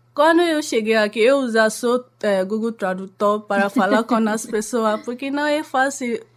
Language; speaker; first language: Portuguese; non-native, learner; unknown